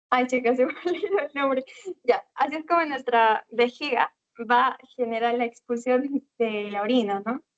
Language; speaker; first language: Spanish; native; Spanish